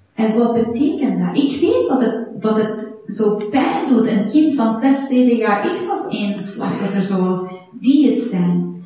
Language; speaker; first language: Dutch; non-native, fluent; Persian